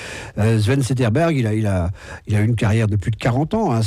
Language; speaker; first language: French; native; French